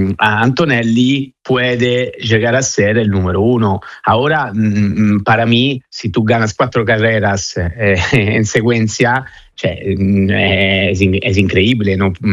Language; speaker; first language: Spanish; non-native, fluent; Italian